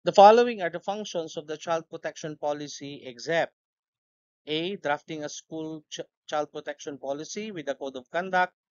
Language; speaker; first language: English; non-native, local second language; Filipino